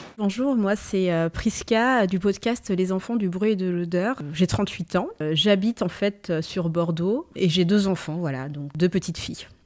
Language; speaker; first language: French; early bilingual, other home language; Malagasy